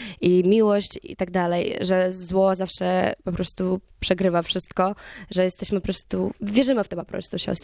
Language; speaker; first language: Polish; non-native, learner; Ukrainian